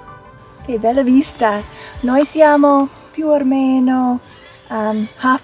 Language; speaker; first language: Italian; non-native, learner; English